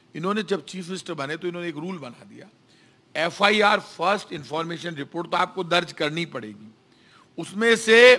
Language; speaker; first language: Hindi; native; Hindi